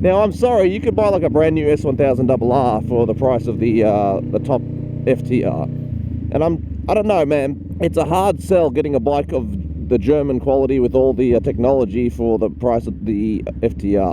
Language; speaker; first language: English; native; English